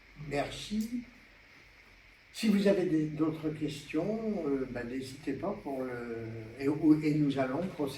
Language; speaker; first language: French; native; French